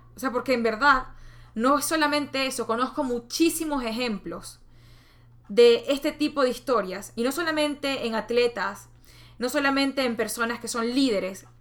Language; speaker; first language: Spanish; native; Spanish